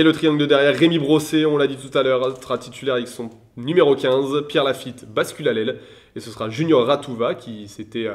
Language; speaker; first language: French; native; French